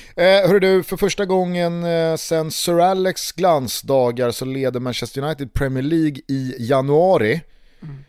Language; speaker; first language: Swedish; native; Swedish